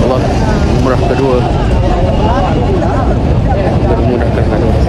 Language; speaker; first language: Malay; native; Malay